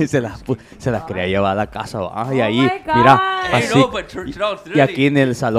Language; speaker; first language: Spanish; early bilingual, heritage; Spanish